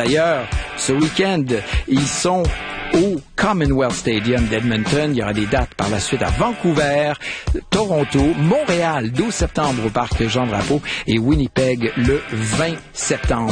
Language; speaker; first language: French; native; French